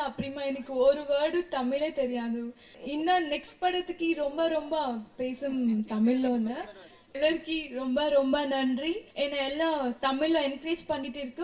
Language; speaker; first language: Tamil; non-native, learner; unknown